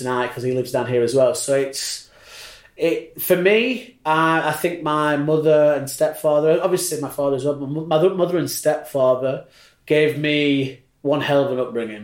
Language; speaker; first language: English; native; English